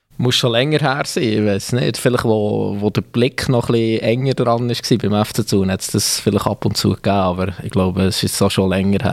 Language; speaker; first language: German; native; German